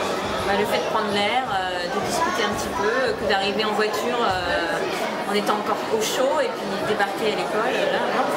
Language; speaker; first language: French; native; French